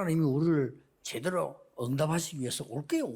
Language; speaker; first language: Korean; native; Korean